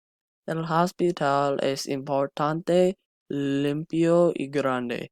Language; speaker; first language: Spanish; non-native, learner; English